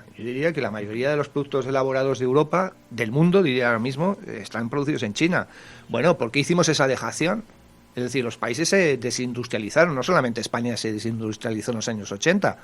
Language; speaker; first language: Spanish; native; Spanish